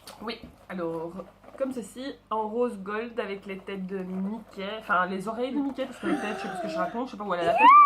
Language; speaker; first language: French; native; French